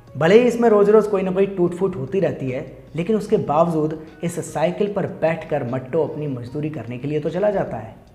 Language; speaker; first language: Hindi; native; Hindi